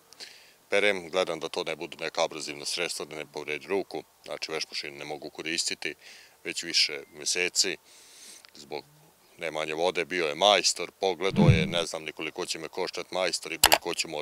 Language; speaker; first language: Serbian; native; Serbian